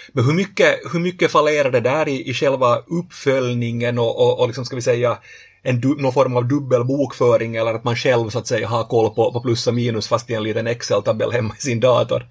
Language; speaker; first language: Swedish; native; Swedish